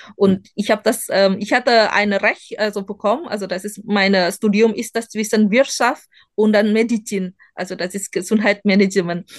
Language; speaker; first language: German; non-native, learner; Indonesian